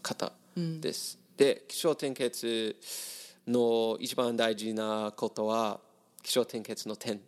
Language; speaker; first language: Japanese; non-native, learner; English